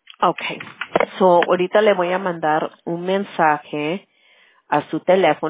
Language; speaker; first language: Spanish; early bilingual, other home language; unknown